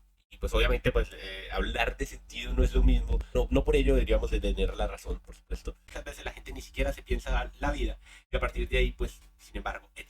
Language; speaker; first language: Spanish; native; Spanish